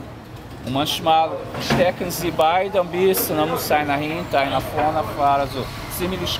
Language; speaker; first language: German; non-native, fluent; Portuguese